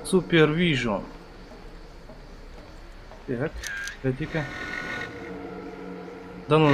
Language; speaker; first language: Russian; native; Russian